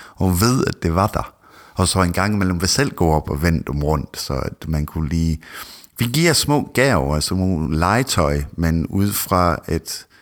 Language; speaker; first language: Danish; non-native, fluent; English